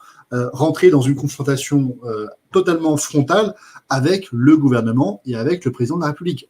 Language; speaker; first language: French; native; French